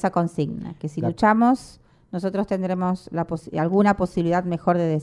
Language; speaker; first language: Spanish; native; Spanish